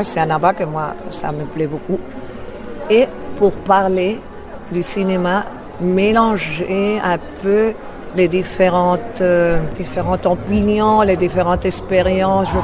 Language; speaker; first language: French; non-native, fluent; Spanish